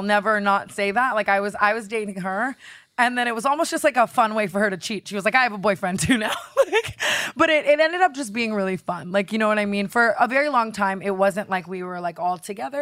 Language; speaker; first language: English; native; English